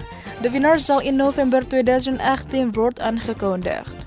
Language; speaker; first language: Dutch; non-native, learner; Indonesian